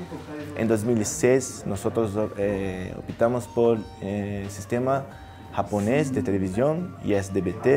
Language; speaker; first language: Spanish; non-native, learner; Portuguese